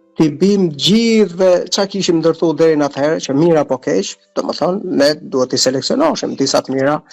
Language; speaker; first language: Albanian; native; Albanian